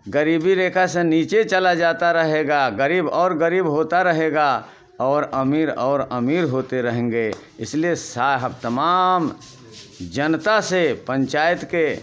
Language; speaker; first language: Hindi; native; Hindi